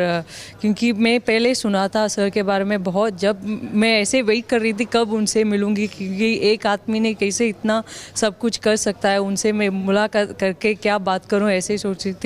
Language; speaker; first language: Hindi; non-native, local second language; Tamil